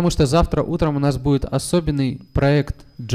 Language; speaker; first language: Russian; native; Russian